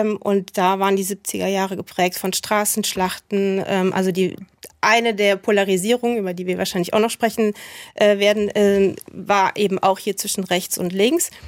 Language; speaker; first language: German; native; German